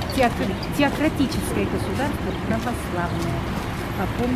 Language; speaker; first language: Russian; native; Russian